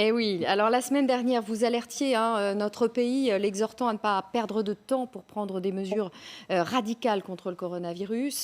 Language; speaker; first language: French; native; French